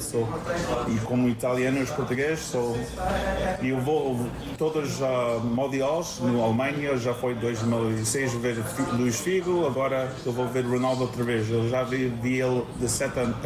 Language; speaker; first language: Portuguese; early bilingual, heritage; Portuguese